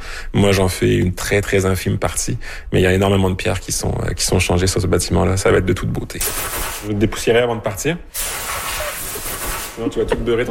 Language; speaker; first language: French; native; French